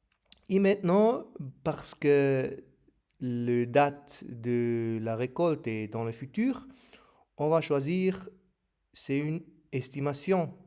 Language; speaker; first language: French; non-native, learner; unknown